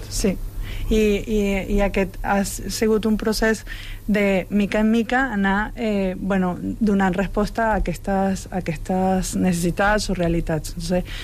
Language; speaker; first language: Catalan; non-native, local second language; Spanish